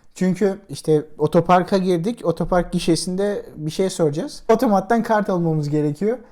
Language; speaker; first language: Turkish; native; Turkish